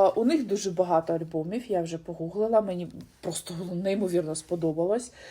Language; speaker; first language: Ukrainian; non-native, local second language; Russian